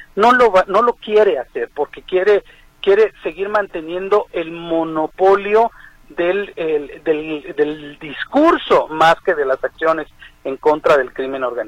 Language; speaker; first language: Spanish; native; Spanish